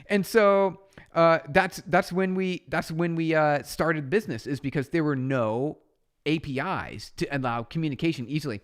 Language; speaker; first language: English; native; English